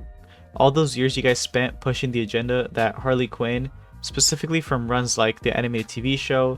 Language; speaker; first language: English; native; English